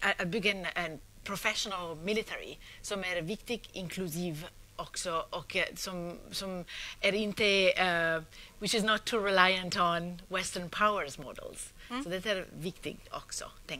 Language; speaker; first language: Swedish; non-native, fluent; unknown